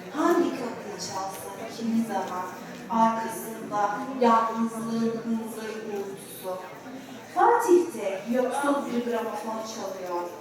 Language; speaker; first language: Turkish; non-native, learner; Arabic